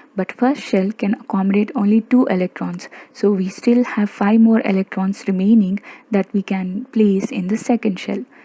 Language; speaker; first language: English; non-native, local second language; Kannada